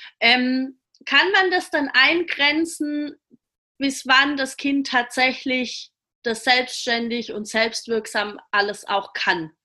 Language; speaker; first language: German; native; German